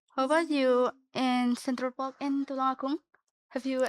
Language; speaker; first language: English; non-native, learner; Indonesian